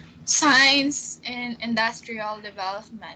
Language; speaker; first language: English; non-native, local second language; Filipino